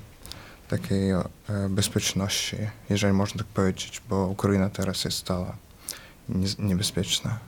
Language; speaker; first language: Polish; early bilingual, other home language; Ukrainian